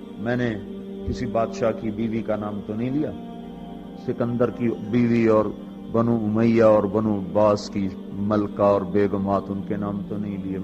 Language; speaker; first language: Urdu; non-native, local second language; Punjabi